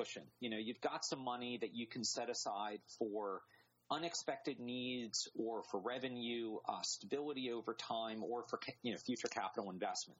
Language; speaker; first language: English; native; English